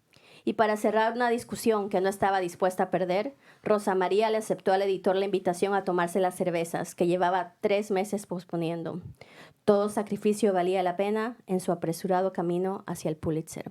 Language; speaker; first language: Spanish; native; Spanish